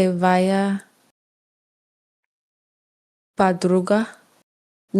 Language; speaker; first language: Russian; non-native, learner; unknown